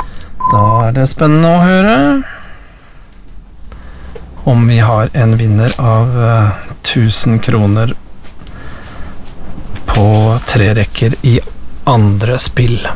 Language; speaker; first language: Norwegian; native; Norwegian